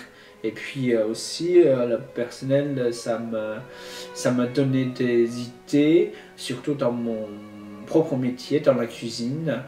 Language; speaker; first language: French; non-native, fluent; Chinese